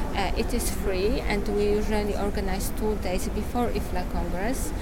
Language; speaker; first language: English; non-native, learner; Polish